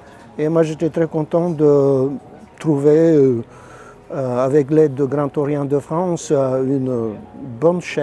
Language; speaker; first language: French; non-native, fluent; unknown